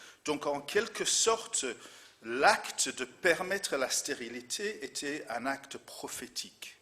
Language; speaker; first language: French; non-native, fluent; English